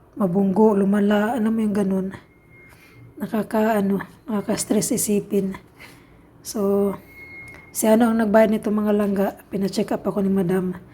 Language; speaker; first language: Filipino; non-native, local second language; Cebuano